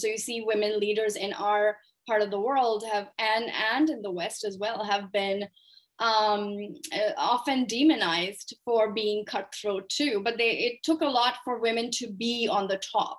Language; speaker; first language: English; non-native, local second language; Urdu